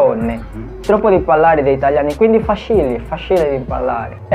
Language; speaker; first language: Italian; non-native, learner; Portuguese